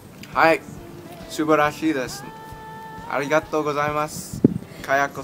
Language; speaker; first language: Japanese; non-native, learner; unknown